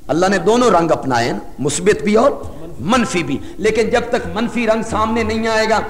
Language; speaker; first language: Urdu; non-native, local second language; Punjabi